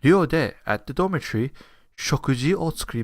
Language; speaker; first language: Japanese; non-native, fluent; English